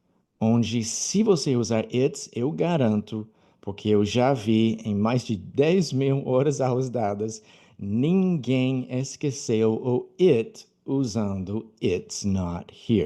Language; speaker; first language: Portuguese; non-native, fluent; English